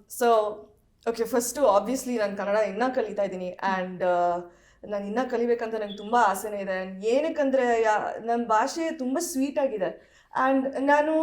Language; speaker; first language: Kannada; early bilingual, heritage; Kannada